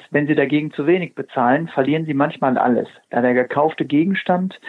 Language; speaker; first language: German; native; German